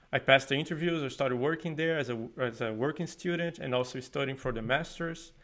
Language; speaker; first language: English; non-native, fluent; Portuguese